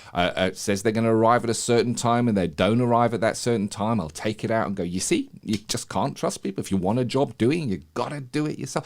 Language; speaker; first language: English; native; English